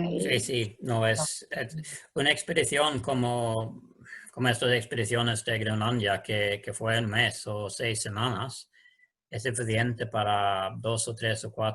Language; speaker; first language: Spanish; non-native, learner; Swedish